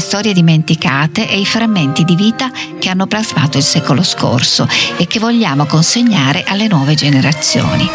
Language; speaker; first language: Italian; native; Italian